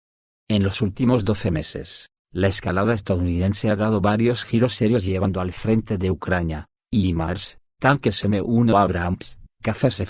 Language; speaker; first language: Spanish; native; Spanish